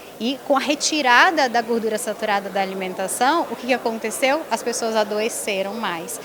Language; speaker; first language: Portuguese; native; Portuguese